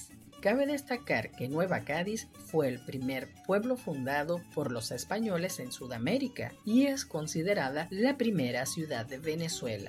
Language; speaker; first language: Spanish; native; Spanish